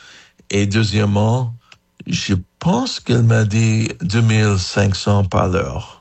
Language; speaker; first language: French; non-native, fluent; English